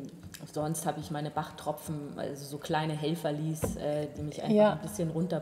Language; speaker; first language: German; native; German